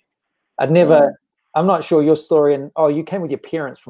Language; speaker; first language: English; native; English